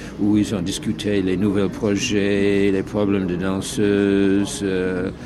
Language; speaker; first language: French; non-native, fluent; English